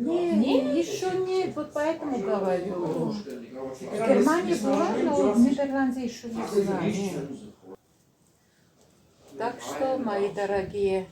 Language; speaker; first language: Russian; non-native, fluent; Armenian